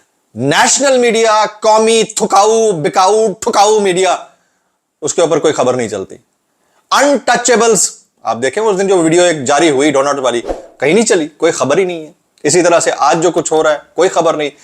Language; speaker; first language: Urdu; native; Urdu